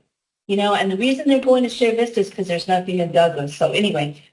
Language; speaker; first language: English; native; English